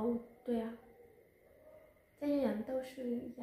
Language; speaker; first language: Chinese; non-native, learner; Vietnamese